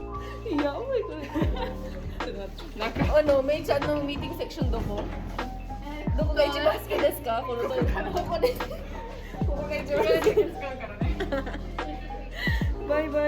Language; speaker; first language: Japanese; early bilingual, other home language; Filipino